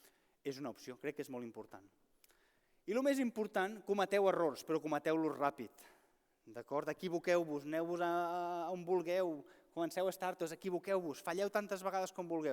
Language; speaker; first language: Catalan; native; Catalan